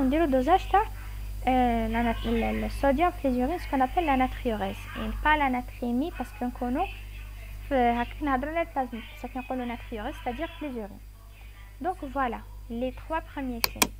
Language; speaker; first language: French; non-native, local second language; Arabic